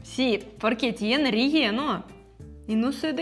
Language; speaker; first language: Spanish; non-native, fluent; Russian